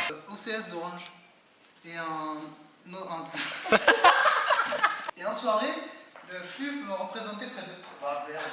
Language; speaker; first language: French; native; French